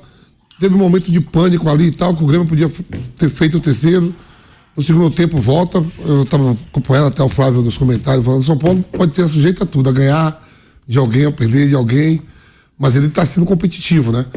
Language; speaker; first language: Portuguese; native; Portuguese